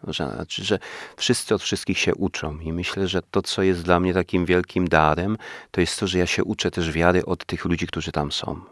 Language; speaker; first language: Polish; native; Polish